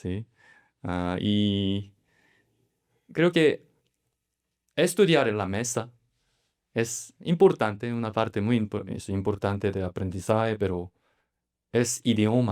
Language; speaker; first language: Spanish; non-native, learner; Korean